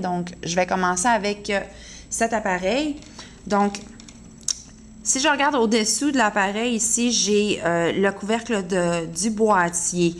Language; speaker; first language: French; native; French